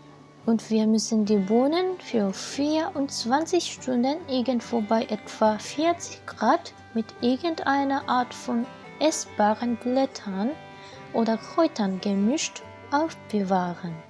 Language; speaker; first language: German; non-native, fluent; Japanese